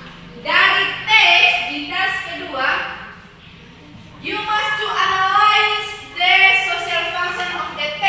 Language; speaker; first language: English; non-native, fluent; Indonesian